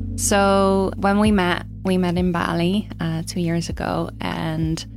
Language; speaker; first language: English; non-native, fluent; Dutch